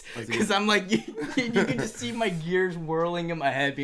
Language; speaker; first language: English; native; English